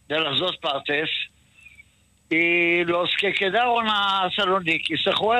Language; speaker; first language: Spanish; early bilingual, heritage; Ladino